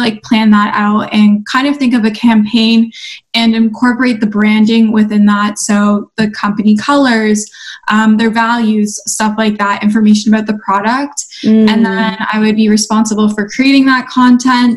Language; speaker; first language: English; native; English